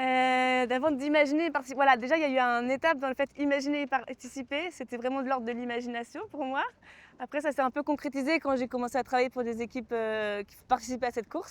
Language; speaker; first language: French; native; French